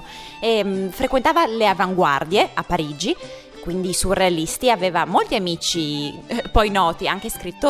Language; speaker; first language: Italian; native; Italian